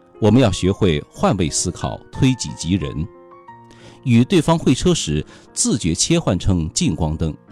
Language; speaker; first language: Chinese; native; Chinese